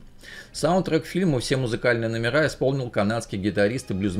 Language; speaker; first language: Russian; native; Russian